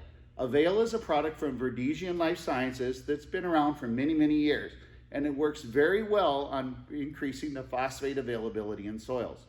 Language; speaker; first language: English; native; English